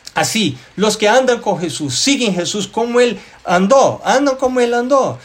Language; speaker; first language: Spanish; non-native, fluent; Portuguese